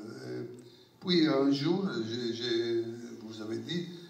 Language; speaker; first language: French; non-native, fluent; Italian